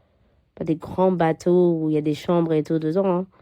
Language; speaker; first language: French; non-native, fluent; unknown